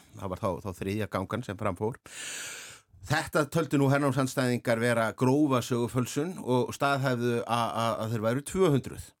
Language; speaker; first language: Icelandic; native; Icelandic